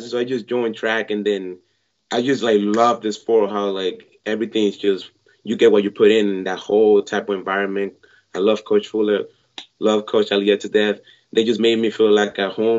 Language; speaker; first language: English; non-native, fluent; Spanish